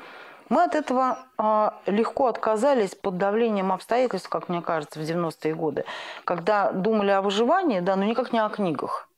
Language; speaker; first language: Russian; native; Russian